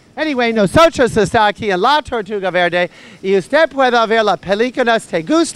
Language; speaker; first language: Spanish; non-native, learner; English